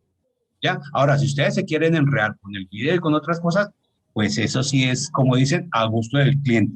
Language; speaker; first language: Spanish; native; Spanish